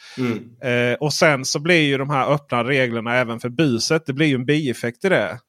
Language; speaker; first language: Swedish; native; Swedish